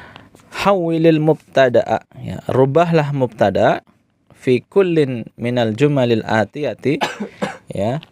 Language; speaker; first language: Arabic; non-native, fluent; Indonesian